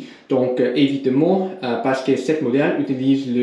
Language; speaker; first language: French; non-native, learner; English